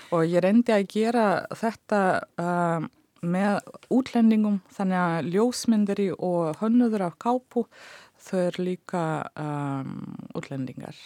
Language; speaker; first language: Icelandic; non-native, fluent; Russian